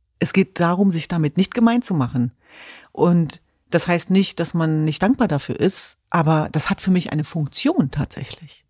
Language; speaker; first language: German; early bilingual, other home language; Kurdish